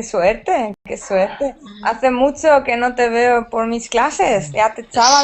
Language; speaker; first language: Spanish; native; Spanish